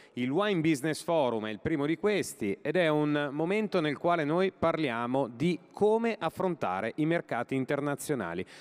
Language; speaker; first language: Italian; native; Italian